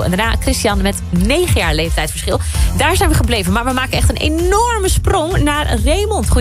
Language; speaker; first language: Dutch; native; Dutch